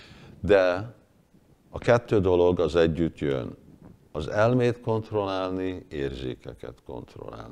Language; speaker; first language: Hungarian; early bilingual, heritage; Hungarian